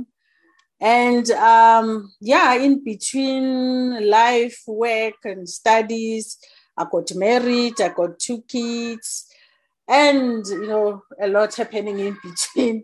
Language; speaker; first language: English; non-native, local second language; Zulu